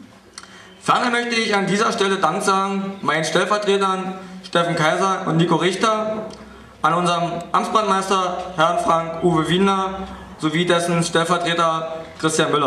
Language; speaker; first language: German; native; German